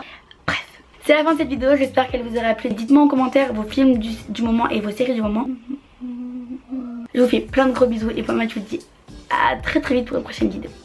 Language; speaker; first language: French; native; French